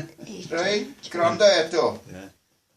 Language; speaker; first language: Welsh; non-native, fluent; English